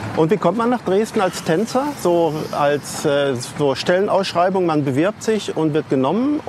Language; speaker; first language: German; native; German